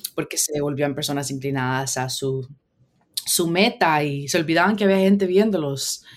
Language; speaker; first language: Spanish; early bilingual, heritage; Spanish